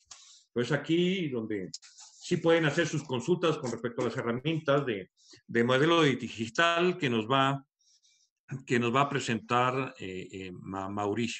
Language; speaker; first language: Spanish; native; Spanish